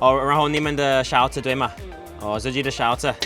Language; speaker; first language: Chinese; non-native, learner; English